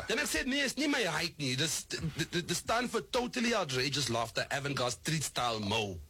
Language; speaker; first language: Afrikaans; non-native, local second language; English